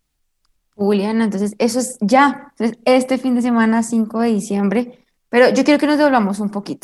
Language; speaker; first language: Spanish; native; Spanish